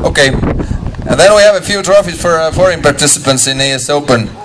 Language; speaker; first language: English; non-native, fluent; Estonian